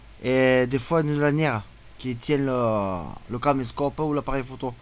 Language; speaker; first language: French; native; French